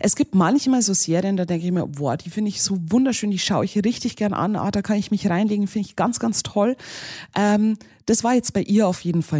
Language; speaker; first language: German; native; German